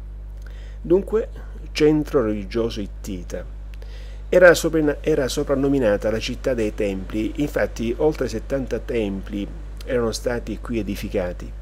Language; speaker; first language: Italian; native; Italian